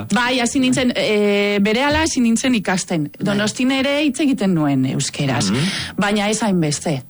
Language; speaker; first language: Basque; non-native, fluent; Catalan